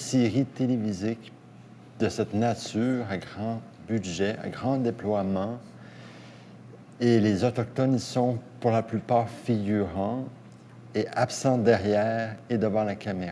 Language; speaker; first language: French; native; French